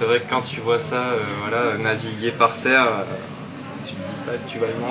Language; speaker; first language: French; native; French